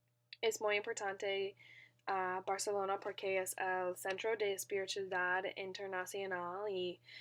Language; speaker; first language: Spanish; non-native, learner; English